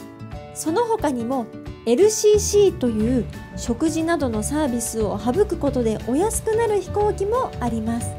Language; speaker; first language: Japanese; native; Japanese